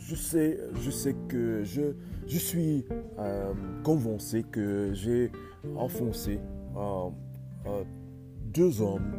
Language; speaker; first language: French; non-native, learner; English